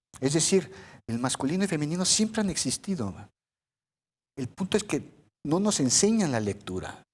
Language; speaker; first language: Spanish; early bilingual, heritage; Spanish